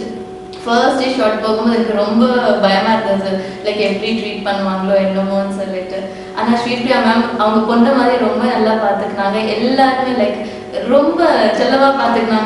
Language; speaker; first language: Tamil; non-native, local second language; Telugu